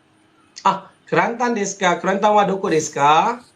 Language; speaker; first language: Japanese; non-native, fluent; Malay